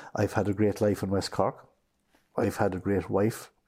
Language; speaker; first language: English; native; English